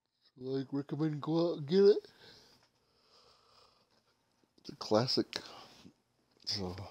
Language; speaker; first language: English; native; English